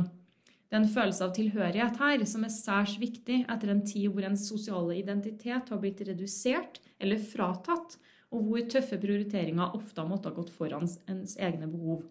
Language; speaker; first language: Norwegian; native; Norwegian